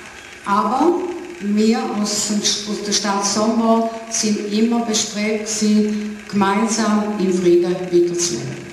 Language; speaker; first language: German; non-native, fluent; Serbian